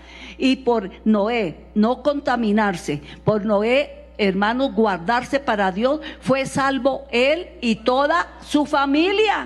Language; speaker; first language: Spanish; native; Spanish